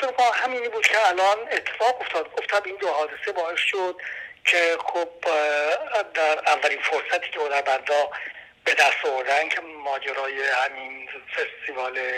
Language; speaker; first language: Persian; native; Persian